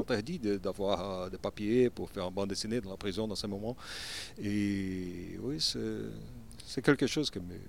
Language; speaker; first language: French; non-native, learner; Portuguese